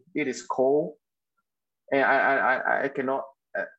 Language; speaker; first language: English; non-native, local second language; Chinese